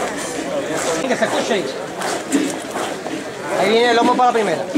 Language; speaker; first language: Spanish; native; Spanish